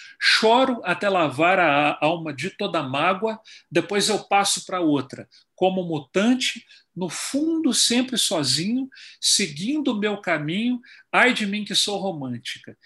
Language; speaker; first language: Portuguese; native; Portuguese